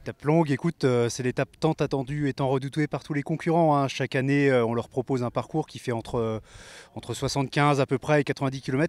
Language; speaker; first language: French; native; French